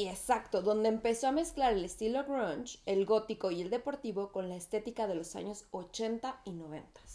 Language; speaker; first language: Spanish; native; Spanish